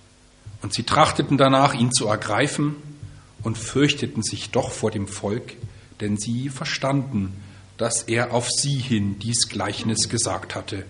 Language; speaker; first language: German; native; German